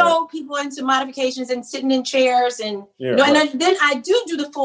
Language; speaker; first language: English; native; English